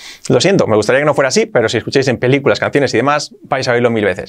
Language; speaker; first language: Spanish; native; Spanish